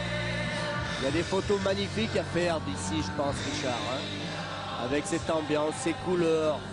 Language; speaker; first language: French; native; French